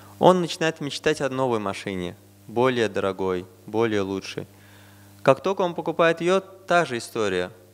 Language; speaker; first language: Russian; non-native, fluent; Azerbaijani